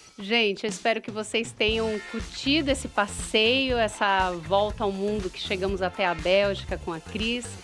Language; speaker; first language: Portuguese; native; Portuguese